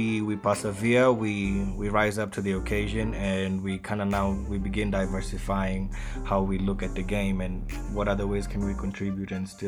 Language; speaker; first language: English; non-native, local second language; Swahili